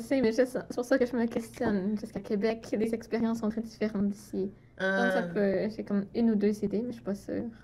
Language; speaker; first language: French; native; French